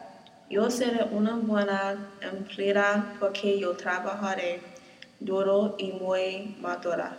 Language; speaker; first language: Spanish; non-native, learner; English